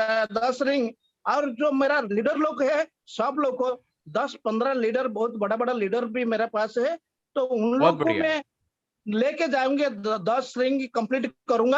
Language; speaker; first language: Hindi; non-native, local second language; Odia